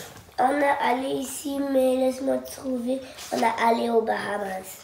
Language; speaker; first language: French; non-native, local second language; English